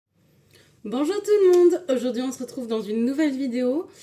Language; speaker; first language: French; native; French